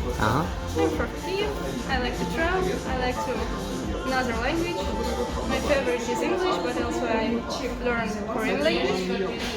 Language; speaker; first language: English; non-native, learner; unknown